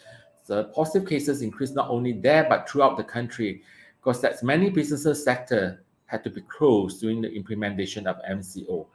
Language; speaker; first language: English; non-native, local second language; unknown